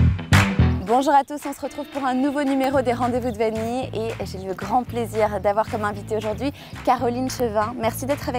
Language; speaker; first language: French; native; French